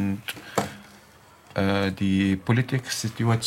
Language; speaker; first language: German; non-native, learner; Arabic